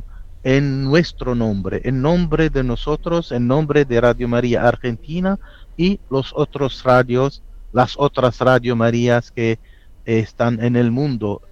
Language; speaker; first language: Spanish; non-native, fluent; Italian